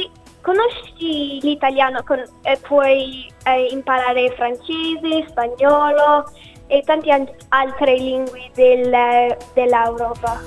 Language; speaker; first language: Italian; non-native, learner; English